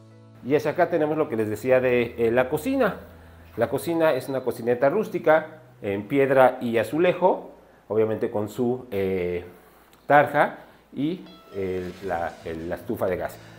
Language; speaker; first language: Spanish; native; Spanish